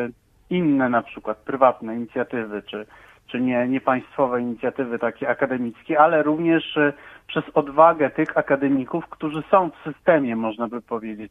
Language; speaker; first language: Polish; native; Polish